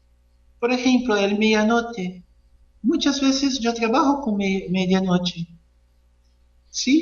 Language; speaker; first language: Spanish; non-native, fluent; Portuguese